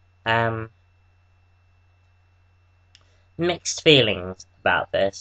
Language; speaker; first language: English; native; English